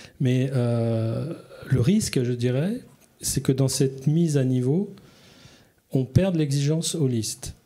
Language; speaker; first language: French; native; French